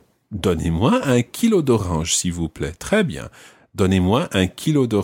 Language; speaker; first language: French; non-native, fluent; English